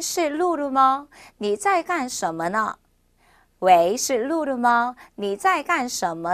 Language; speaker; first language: Chinese; non-native, fluent; Korean